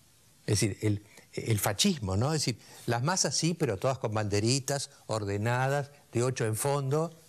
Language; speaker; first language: Spanish; native; Spanish